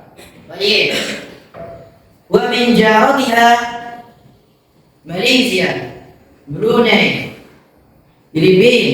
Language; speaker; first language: Arabic; non-native, fluent; Indonesian